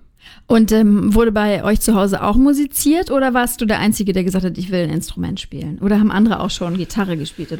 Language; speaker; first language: German; native; German